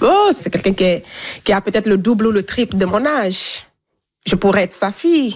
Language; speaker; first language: French; non-native, local second language; Fula